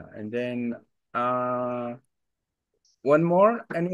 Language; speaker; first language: English; non-native, learner; Korean